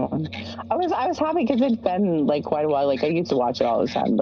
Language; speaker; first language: English; native; English